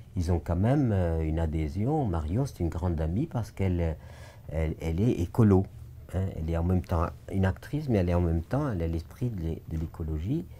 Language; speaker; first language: French; non-native, local second language; Arabic